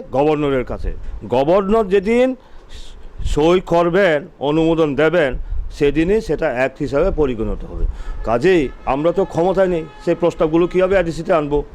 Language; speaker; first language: Bangla; non-native, local second language; Chakma